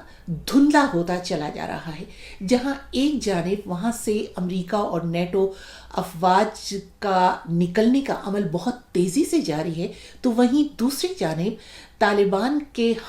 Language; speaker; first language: Urdu; native; Urdu